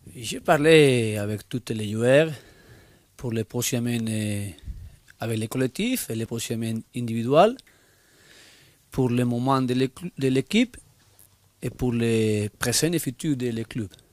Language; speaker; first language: French; non-native, learner; Spanish